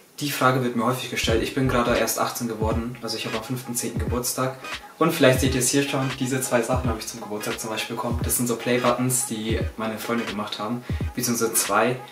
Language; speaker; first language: German; early bilingual, other home language; Turkish